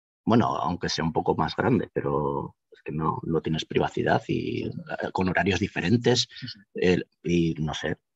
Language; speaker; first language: Spanish; native; Spanish